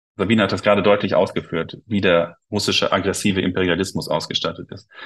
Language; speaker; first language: German; native; German